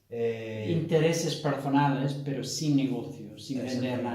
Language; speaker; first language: Spanish; non-native, fluent; Portuguese